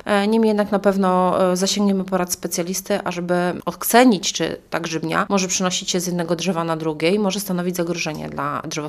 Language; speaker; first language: Polish; native; Polish